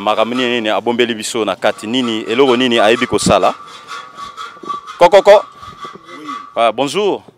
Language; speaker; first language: Lingala; native; Lingala